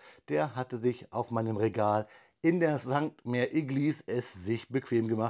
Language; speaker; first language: German; native; German